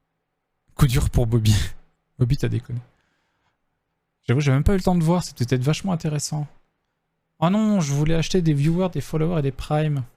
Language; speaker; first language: French; native; French